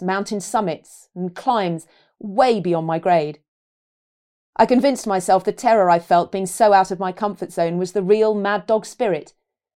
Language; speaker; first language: English; native; English